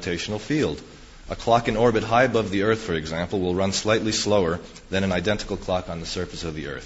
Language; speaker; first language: English; native; English